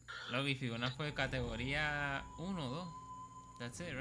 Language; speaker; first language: Spanish; native; Spanish